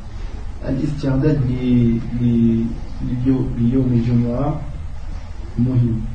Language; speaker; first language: Arabic; non-native, learner; French